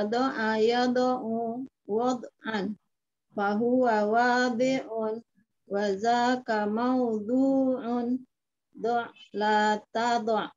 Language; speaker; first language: Arabic; non-native, learner; Indonesian